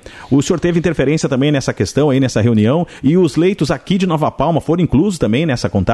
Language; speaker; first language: Portuguese; native; Portuguese